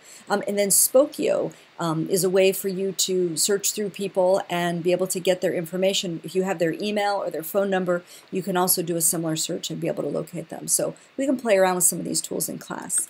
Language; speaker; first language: English; native; English